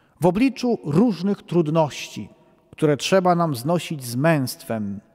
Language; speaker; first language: Polish; native; Polish